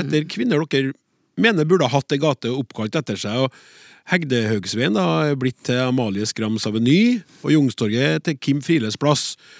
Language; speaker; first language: Norwegian; native; Norwegian